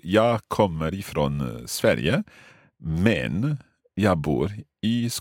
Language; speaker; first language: Swedish; non-native, learner; English